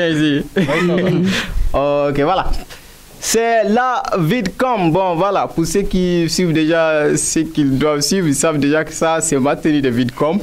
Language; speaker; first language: French; non-native, local second language; Bambara